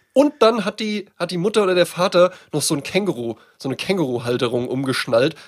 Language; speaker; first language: German; native; German